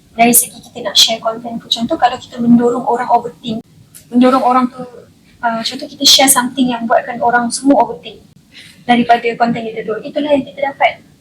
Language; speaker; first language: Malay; native; Malay